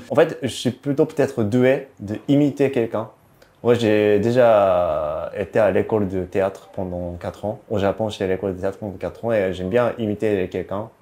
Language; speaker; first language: French; non-native, fluent; Japanese